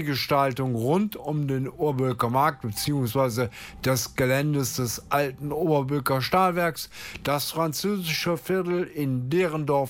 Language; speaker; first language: German; native; German